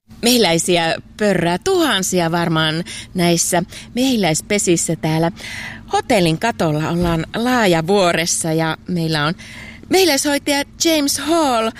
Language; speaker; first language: Finnish; native; Finnish